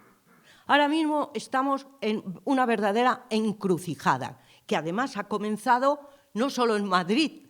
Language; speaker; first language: Spanish; native; Spanish